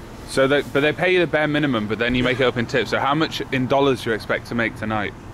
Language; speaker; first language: English; native; English